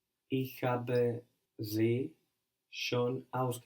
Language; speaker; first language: German; non-native, learner; English